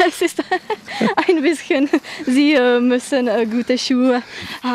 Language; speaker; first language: German; non-native, fluent; Czech